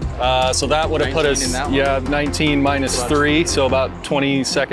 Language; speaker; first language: English; native; English